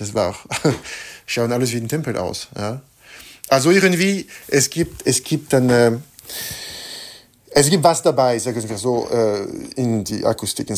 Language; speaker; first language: German; non-native, fluent; French